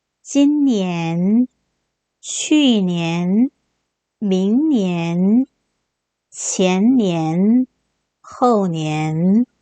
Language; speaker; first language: Chinese; non-native, fluent; Korean